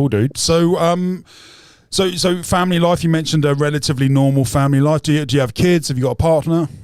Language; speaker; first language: English; native; English